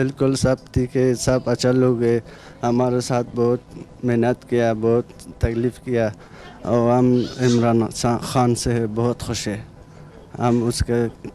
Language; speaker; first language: Hindi; non-native, learner; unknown